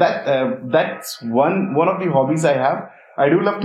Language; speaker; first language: English; non-native, local second language; Hindi